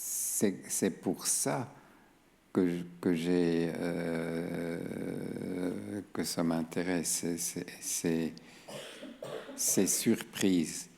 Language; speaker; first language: French; non-native, fluent; German